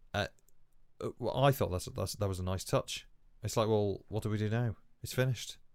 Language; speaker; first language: English; non-native, local second language; Welsh